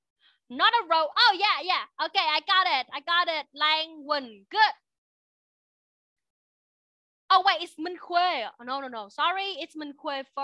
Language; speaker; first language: English; non-native, fluent; Vietnamese